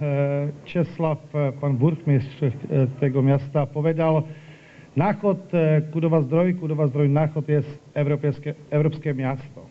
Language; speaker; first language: Polish; non-native, learner; Czech